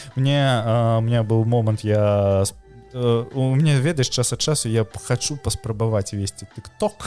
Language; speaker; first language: Belarusian; non-native, local second language; Russian